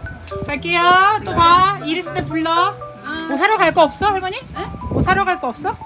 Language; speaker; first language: Korean; native; Korean